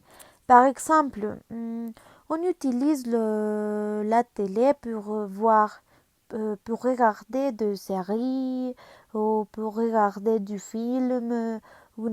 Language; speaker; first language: French; non-native, learner; Spanish